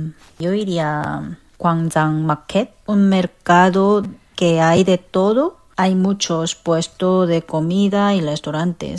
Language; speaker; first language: Spanish; non-native, fluent; Korean